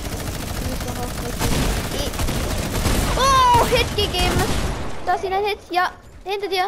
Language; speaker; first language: German; native; German